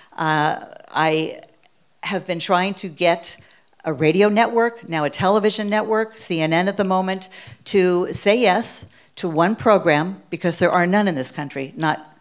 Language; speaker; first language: English; native; English